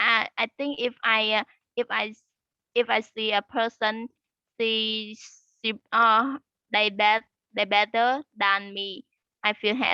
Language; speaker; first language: English; non-native, learner; Vietnamese